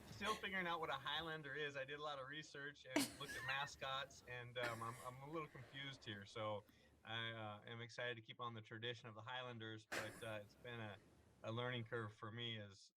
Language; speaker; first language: English; native; English